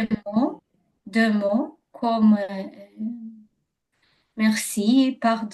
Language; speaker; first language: French; non-native, learner; Ukrainian